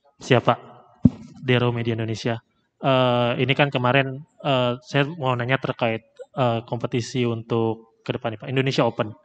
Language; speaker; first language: Indonesian; native; Indonesian